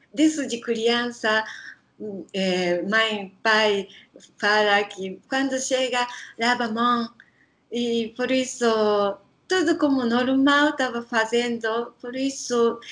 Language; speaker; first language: Portuguese; non-native, learner; Japanese